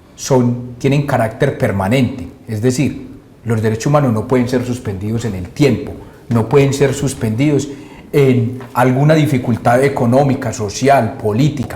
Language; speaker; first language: Spanish; native; Spanish